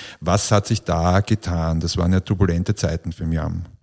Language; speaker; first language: German; native; German